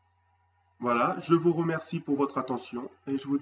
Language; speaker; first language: French; native; French